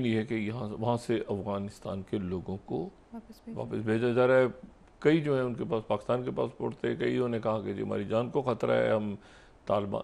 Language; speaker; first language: Urdu; native; Urdu